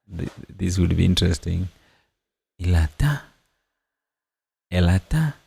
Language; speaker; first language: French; non-native, fluent; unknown